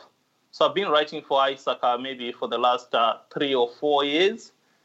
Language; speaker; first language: English; non-native, local second language; Shona